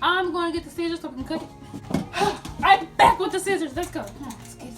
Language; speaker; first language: English; native; English